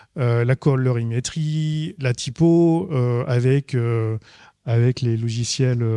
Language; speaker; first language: French; native; French